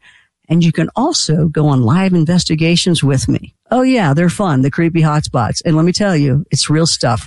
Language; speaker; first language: English; native; English